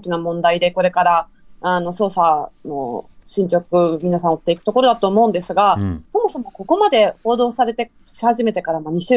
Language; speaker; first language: Japanese; native; Japanese